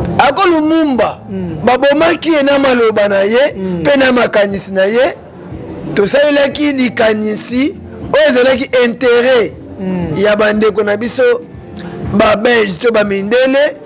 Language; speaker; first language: Lingala; non-native, local second language; Kongo